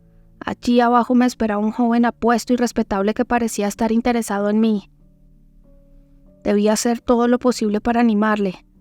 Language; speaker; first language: Spanish; native; Spanish